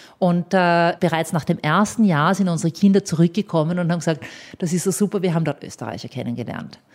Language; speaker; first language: German; native; German